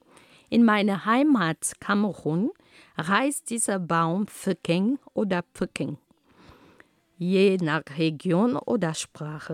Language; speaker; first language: German; non-native, fluent; Ghomala